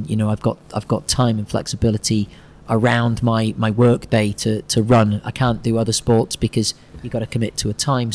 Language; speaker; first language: English; native; English